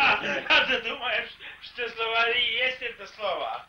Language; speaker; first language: Russian; non-native, local second language; Estonian